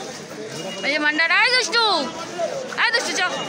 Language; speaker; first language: Hindi; non-native, local second language; Bangla